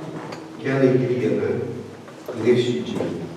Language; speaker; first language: Portuguese; native; Portuguese